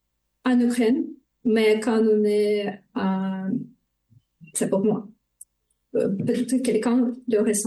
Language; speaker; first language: French; non-native, learner; Ukrainian